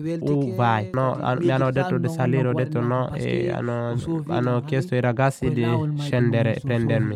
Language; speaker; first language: Italian; non-native, fluent; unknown